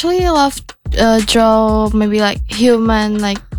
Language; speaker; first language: English; non-native, learner; Indonesian